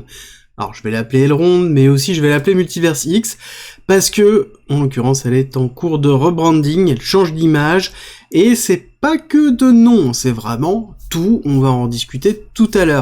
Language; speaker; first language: French; native; French